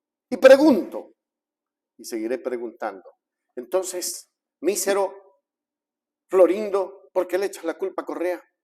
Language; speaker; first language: Spanish; native; Spanish